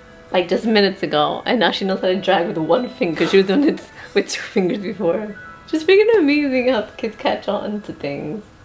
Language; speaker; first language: English; early bilingual, other home language; Spanish